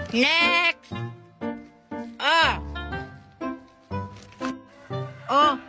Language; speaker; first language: Filipino; native; Filipino